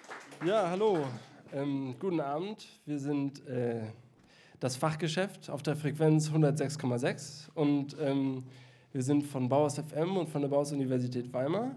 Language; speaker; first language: German; native; German